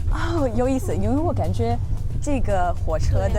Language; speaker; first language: Chinese; non-native, learner; English